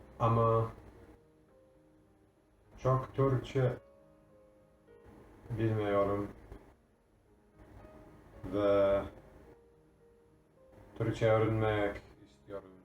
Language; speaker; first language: Turkish; non-native, learner; English